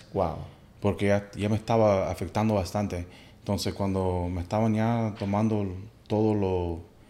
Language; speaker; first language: Spanish; early bilingual, heritage; Spanish